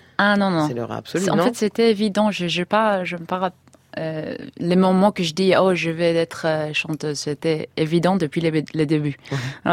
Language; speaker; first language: French; non-native, learner; Hebrew